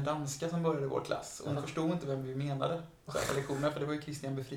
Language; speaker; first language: Swedish; native; Swedish